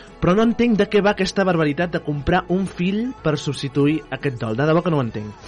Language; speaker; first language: Catalan; native; Catalan